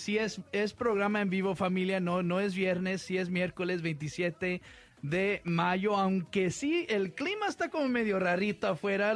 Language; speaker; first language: Spanish; early bilingual, heritage; Spanish